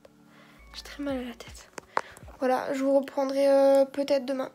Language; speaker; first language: French; native; French